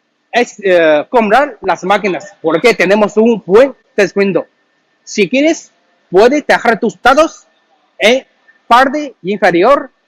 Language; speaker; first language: Spanish; non-native, learner; Chinese